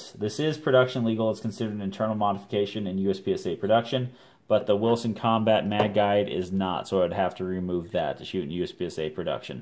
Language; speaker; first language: English; native; English